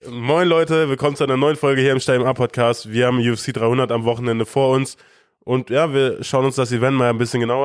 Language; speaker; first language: German; native; German